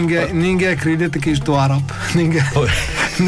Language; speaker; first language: Portuguese; non-native, learner; Arabic